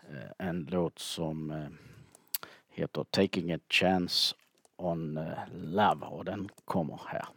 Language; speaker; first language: Swedish; native; Swedish